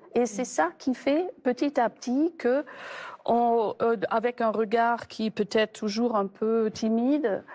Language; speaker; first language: French; non-native, fluent; German